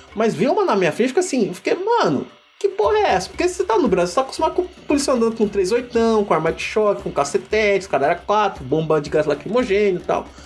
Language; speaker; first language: Portuguese; early bilingual, other home language; Igbo